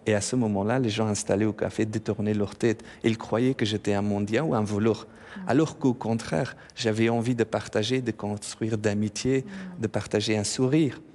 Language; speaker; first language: French; non-native, fluent; Persian